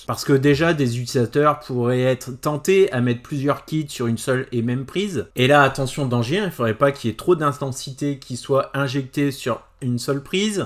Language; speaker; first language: French; native; French